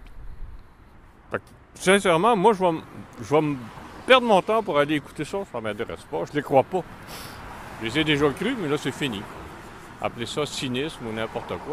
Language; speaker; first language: French; native; French